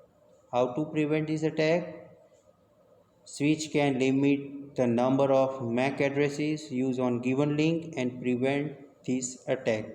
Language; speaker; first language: English; non-native, local second language; Gujarati